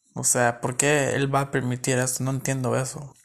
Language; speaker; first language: Spanish; early bilingual, heritage; Spanish